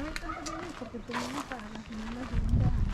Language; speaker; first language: Spanish; native; Spanish